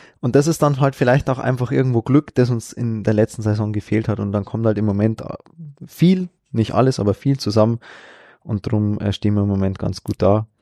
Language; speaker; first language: German; native; German